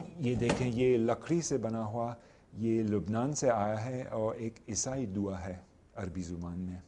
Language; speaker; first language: Urdu; non-native, fluent; English